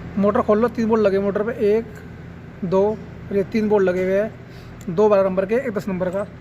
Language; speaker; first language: Hindi; native; Hindi